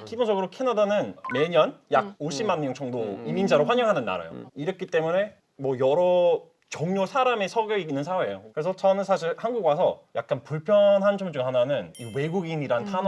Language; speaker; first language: Korean; non-native, fluent; English